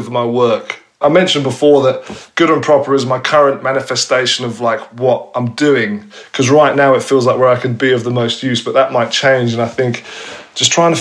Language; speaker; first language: English; native; English